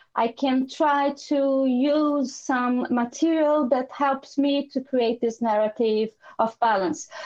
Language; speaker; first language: English; non-native, fluent; Portuguese